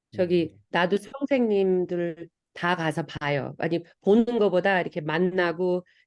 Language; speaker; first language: Korean; early bilingual, heritage; Korean